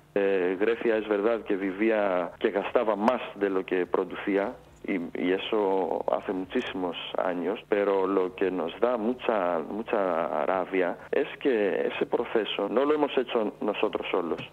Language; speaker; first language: Spanish; non-native, fluent; Greek